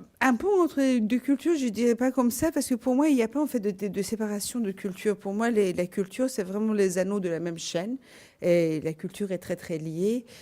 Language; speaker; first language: French; non-native, fluent; Persian